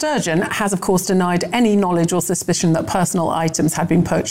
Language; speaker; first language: English; native; English